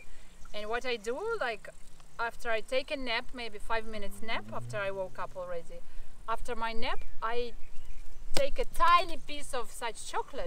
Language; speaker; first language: English; non-native, fluent; Russian